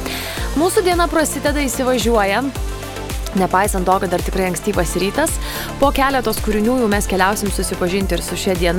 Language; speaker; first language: Lithuanian; native; Lithuanian